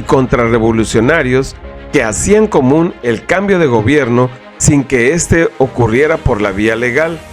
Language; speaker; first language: Spanish; native; Spanish